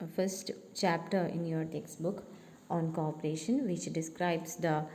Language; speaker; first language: English; non-native, local second language; Malayalam